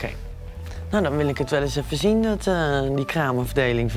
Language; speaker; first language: Dutch; native; Dutch